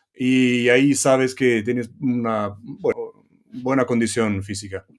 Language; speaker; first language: Spanish; non-native, fluent; Romanian